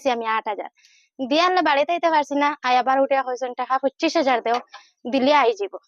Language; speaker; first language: Bangla; native; Bangla